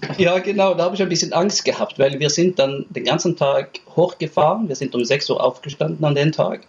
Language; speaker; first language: German; non-native, fluent; Norwegian